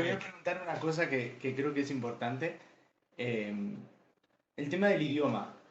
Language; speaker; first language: Spanish; native; Spanish